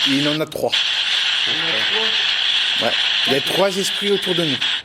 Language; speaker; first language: French; native; French